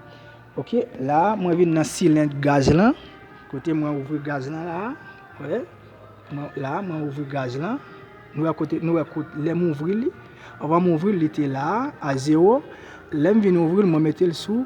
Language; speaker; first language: French; non-native, learner; Haitian Creole